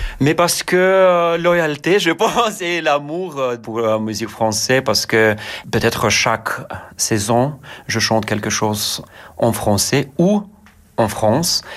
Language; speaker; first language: French; non-native, learner; Lithuanian